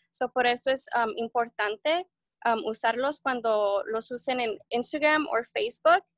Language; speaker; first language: Spanish; early bilingual, heritage; Spanish